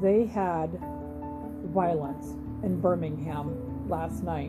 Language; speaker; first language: English; native; English